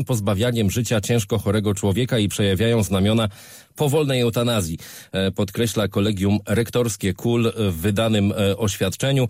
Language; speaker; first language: Polish; native; Polish